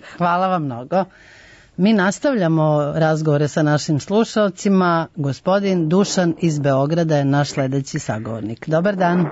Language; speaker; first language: Serbian; native; Serbian